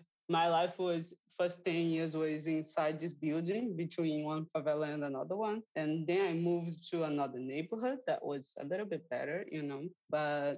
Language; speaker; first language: English; non-native, fluent; Portuguese